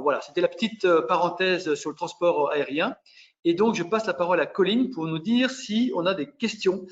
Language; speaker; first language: French; native; French